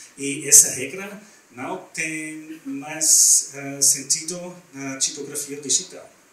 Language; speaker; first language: Portuguese; non-native, learner; German